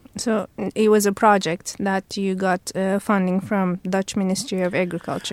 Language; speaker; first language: English; non-native, fluent; Turkish